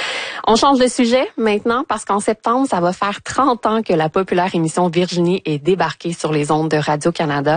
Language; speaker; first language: French; native; French